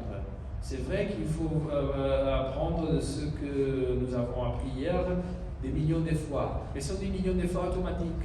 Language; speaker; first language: French; non-native, learner; Spanish